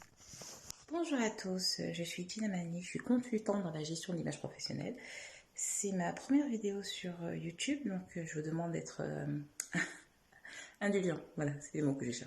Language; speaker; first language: French; native; French